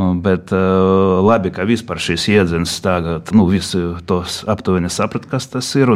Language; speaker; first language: Latvian; non-native, local second language; Russian